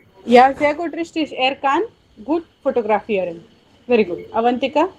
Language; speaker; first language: German; non-native, fluent; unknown